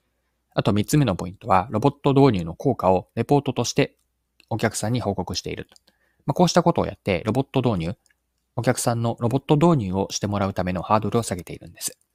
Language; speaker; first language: Japanese; native; Japanese